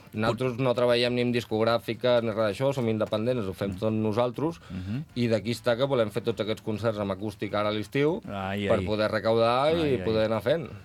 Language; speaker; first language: Catalan; non-native, local second language; Spanish